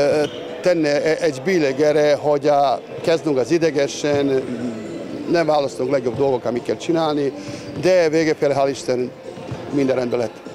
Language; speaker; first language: Hungarian; non-native, learner; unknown